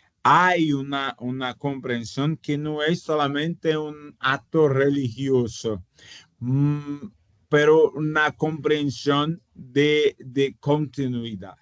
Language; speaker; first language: Spanish; non-native, fluent; Portuguese